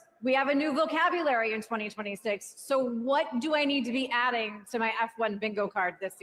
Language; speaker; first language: English; native; English